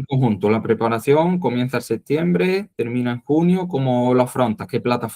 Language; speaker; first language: Spanish; native; Spanish